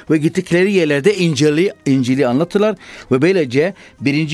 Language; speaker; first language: Turkish; non-native, fluent; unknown